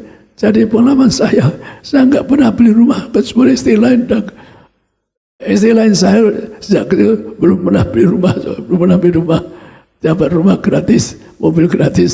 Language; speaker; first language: Indonesian; native; Indonesian